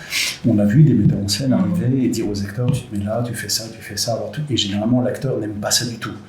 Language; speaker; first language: French; native; French